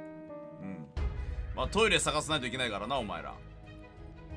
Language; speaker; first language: Japanese; native; Japanese